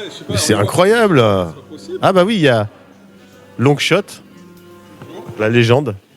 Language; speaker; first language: French; native; French